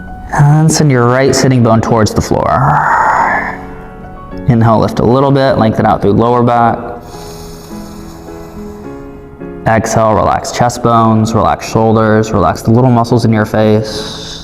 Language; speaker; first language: English; native; English